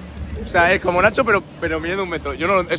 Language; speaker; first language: Spanish; native; Spanish